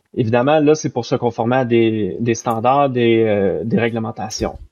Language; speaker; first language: French; native; French